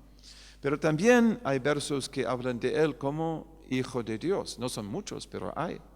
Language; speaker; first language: Spanish; non-native, fluent; English